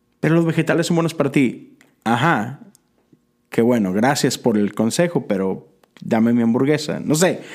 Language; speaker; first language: Spanish; native; Spanish